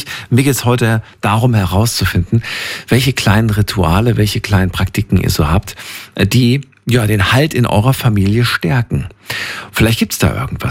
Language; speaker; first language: German; native; German